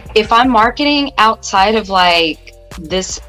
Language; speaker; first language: English; native; English